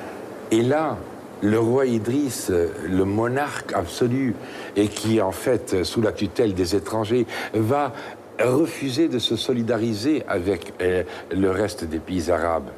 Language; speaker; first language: French; native; French